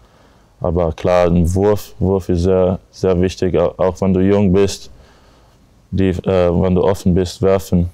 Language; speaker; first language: German; non-native, learner; English